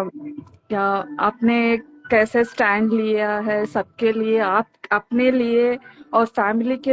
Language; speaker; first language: Hindi; non-native, local second language; Telugu